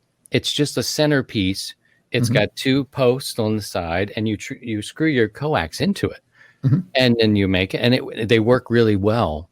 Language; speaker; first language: English; native; English